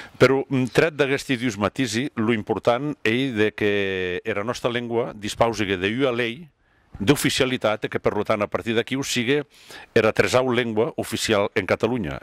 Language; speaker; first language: Catalan; non-native, local second language; Occitan